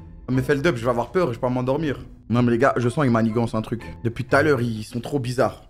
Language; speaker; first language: French; native; French